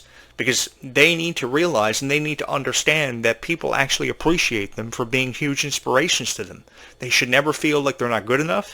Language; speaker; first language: English; native; English